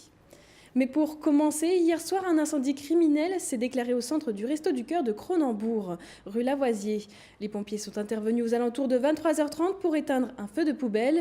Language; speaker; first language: French; native; French